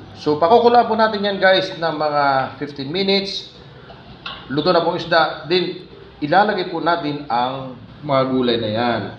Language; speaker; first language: Filipino; non-native, local second language; Waray